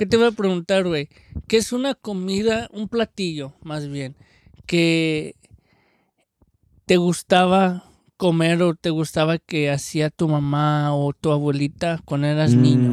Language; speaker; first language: Spanish; early bilingual, heritage; Spanish